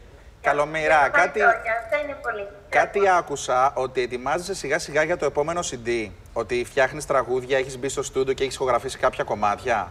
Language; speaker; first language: Greek; native; Greek